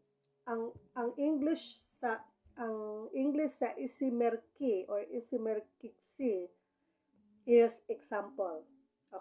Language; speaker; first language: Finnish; non-native, learner; Cebuano